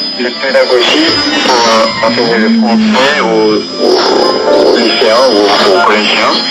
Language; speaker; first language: French; non-native, learner; Korean